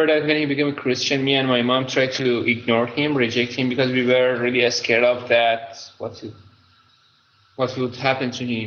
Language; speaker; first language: English; non-native, fluent; Persian